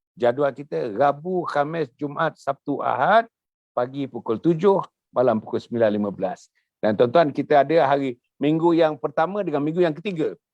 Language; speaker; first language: Malay; native; Malay